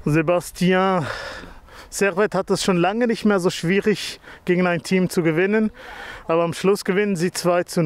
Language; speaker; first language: German; native; German